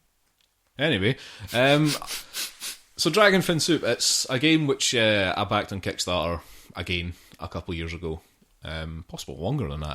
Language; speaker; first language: English; native; English